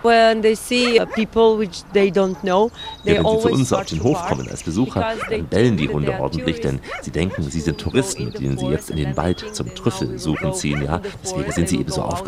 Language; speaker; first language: German; native; German